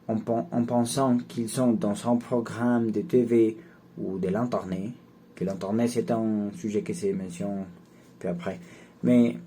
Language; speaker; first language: French; non-native, learner; Spanish